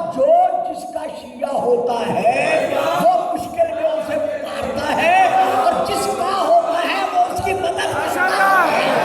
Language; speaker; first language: Urdu; non-native, local second language; Punjabi